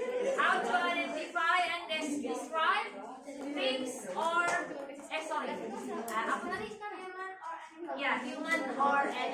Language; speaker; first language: English; non-native, learner; Indonesian